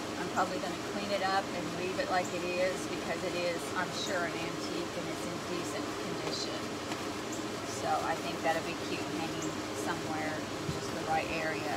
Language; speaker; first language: English; native; English